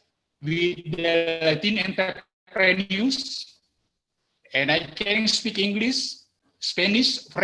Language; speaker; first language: English; non-native, learner; Indonesian